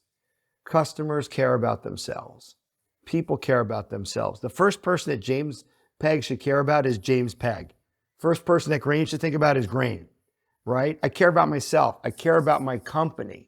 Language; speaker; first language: English; native; English